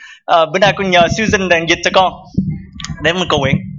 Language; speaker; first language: Vietnamese; early bilingual, heritage; Vietnamese